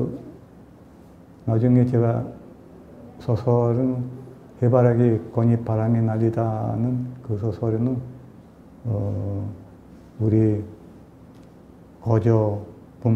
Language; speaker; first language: Korean; early bilingual, heritage; Korean